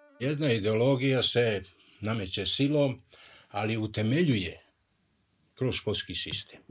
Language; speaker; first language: Serbian; native; Serbian